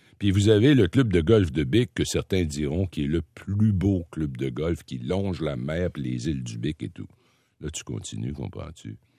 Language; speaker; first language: French; native; French